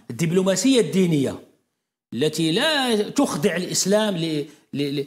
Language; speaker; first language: Arabic; native; Arabic